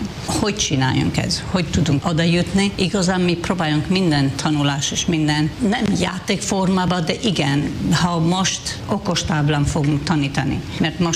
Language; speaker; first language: Hungarian; non-native, fluent; Hebrew